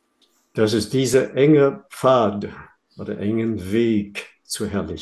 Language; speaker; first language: German; non-native, fluent; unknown